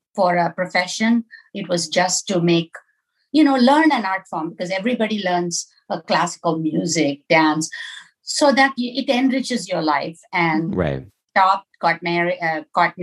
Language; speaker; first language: English; non-native, local second language; Tamil